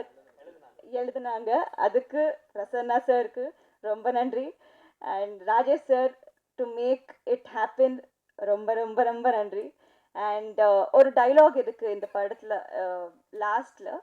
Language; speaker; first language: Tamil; non-native, learner; Telugu